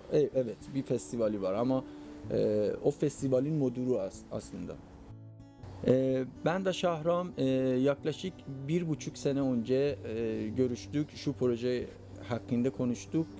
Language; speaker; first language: Turkish; non-native, fluent; Persian